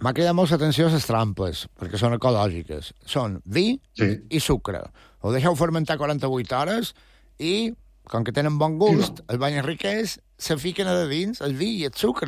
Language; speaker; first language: Catalan; native; Catalan